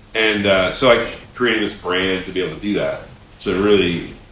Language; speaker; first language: English; native; English